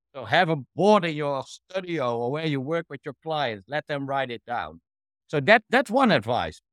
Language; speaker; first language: English; non-native, fluent; Dutch